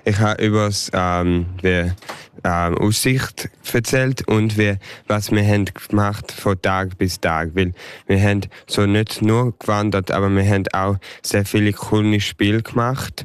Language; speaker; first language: German; non-native, learner; English